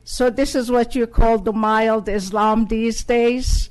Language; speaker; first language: English; non-native, fluent; Turkish